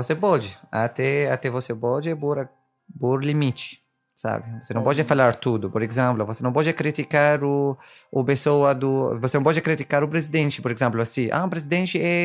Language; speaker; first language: Portuguese; non-native, fluent; Arabic